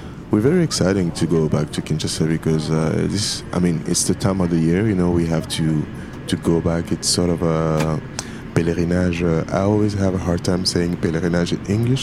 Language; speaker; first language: English; non-native, fluent; Lingala